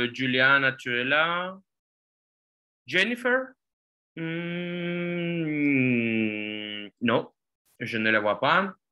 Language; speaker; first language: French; non-native, fluent; Spanish